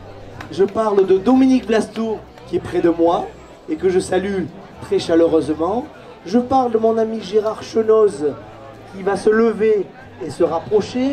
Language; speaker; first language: French; native; French